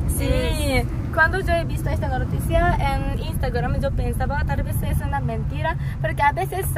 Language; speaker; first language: Spanish; non-native, learner; Japanese